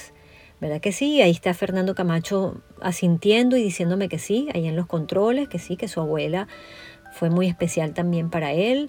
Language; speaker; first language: Spanish; native; Spanish